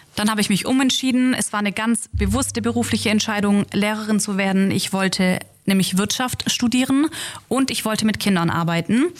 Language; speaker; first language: German; native; German